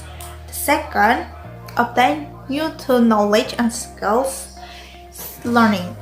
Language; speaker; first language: English; non-native, learner; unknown